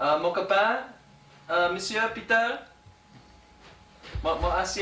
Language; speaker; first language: French; non-native, learner; English